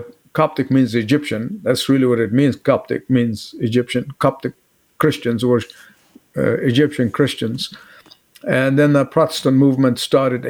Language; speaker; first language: English; native; English